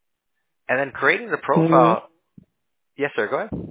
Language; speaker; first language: English; native; English